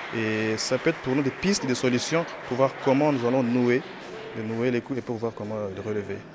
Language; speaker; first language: French; non-native, local second language; Swahili